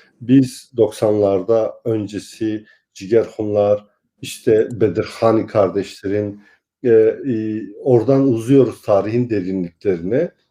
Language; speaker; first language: Turkish; non-native, local second language; Kurdish